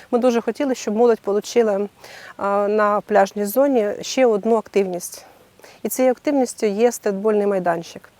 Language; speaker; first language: Ukrainian; native; Ukrainian